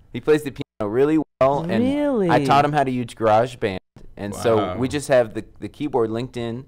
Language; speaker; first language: English; native; English